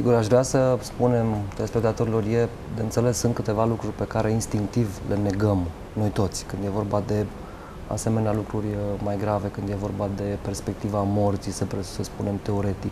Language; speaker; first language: Romanian; native; Romanian